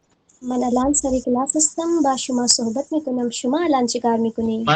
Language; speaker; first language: Persian; non-native, learner; Urdu